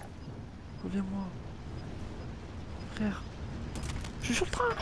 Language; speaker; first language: French; native; French